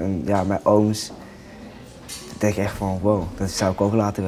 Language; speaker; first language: Dutch; native; Dutch